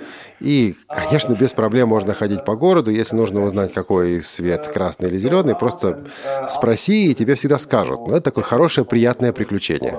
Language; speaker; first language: Russian; non-native, fluent; German